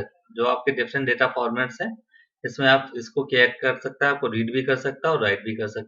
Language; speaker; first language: Hindi; native; Hindi